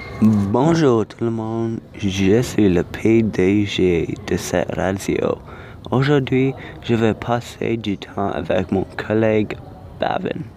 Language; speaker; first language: French; non-native, learner; English